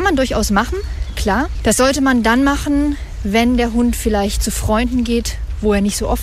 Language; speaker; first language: German; native; German